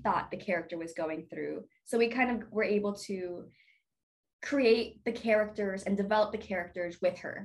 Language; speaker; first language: English; native; English